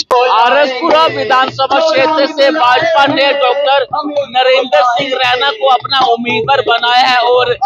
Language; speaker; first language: Hindi; native; Hindi